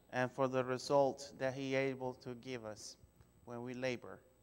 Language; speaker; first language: English; non-native, fluent; Spanish